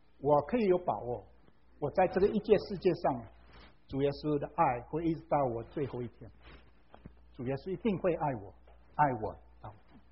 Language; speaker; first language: Chinese; non-native, fluent; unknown